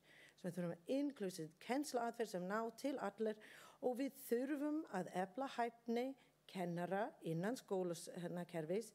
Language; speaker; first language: Icelandic; non-native, learner; English